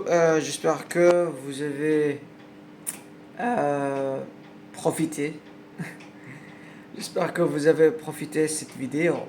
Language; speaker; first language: French; non-native, learner; Arabic